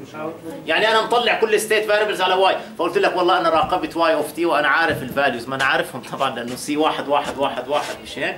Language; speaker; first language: Arabic; native; Arabic